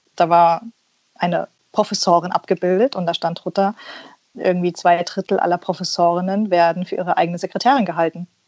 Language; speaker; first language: German; early bilingual, other home language; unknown